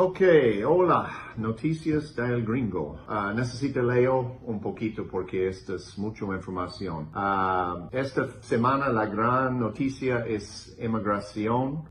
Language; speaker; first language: Spanish; non-native, learner; English